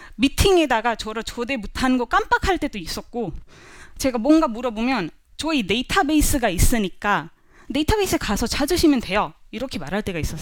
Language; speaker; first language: Korean; non-native, fluent; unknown